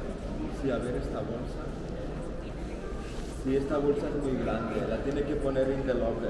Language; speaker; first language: Spanish; non-native, local second language; Catalan